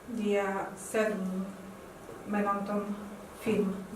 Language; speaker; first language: Indonesian; non-native, learner; Polish